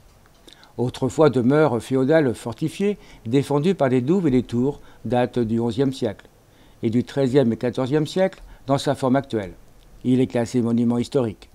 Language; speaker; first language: French; native; French